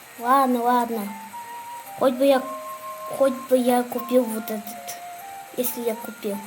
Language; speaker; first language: Russian; non-native, local second language; Kazakh